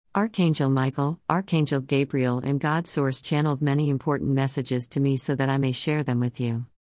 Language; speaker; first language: English; native; English